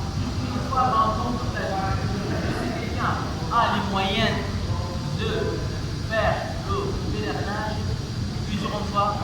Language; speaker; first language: French; non-native, learner; Arabic